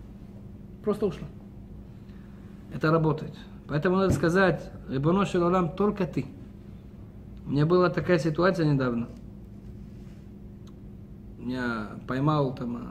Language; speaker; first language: Russian; early bilingual, heritage; Russian